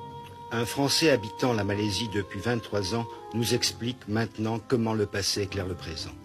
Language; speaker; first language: French; native; French